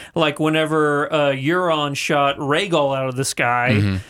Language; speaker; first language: English; native; English